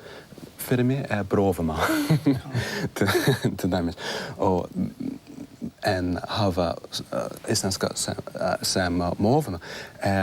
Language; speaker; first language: Icelandic; non-native, learner; English